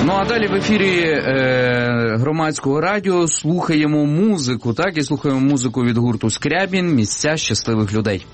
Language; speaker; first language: Ukrainian; native; Ukrainian